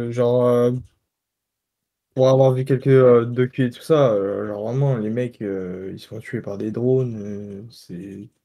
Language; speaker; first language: French; native; French